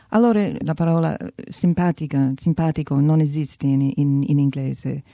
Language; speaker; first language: Italian; non-native, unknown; English